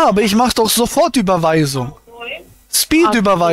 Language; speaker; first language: German; native; German